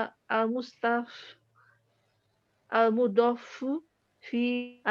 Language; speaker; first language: Arabic; non-native, learner; Indonesian